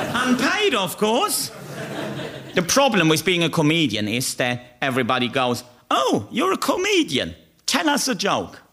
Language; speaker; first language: English; non-native, fluent; German